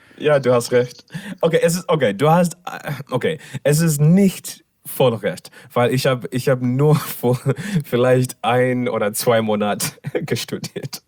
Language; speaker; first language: German; non-native, learner; English